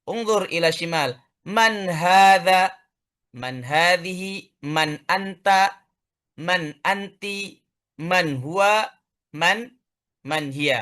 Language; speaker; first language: Arabic; non-native, learner; Indonesian